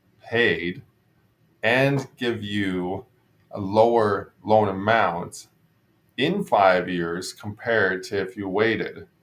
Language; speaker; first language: English; native; English